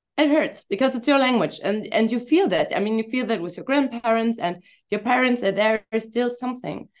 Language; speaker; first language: English; non-native, fluent; German